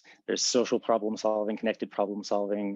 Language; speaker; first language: English; native; English